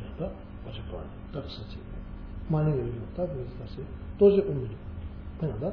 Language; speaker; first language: Russian; non-native, learner; Tibetan